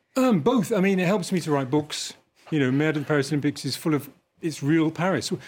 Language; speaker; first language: English; native; English